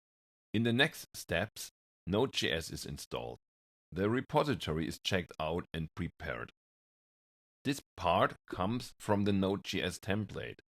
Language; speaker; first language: English; non-native, fluent; German